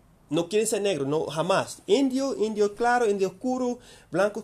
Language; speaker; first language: Spanish; non-native, fluent; English